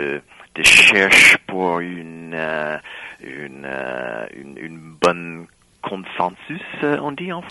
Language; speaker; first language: French; non-native, fluent; English